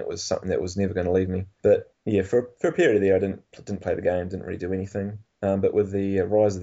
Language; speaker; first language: English; native; English